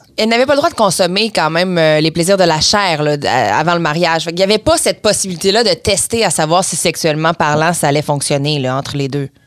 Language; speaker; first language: French; native; French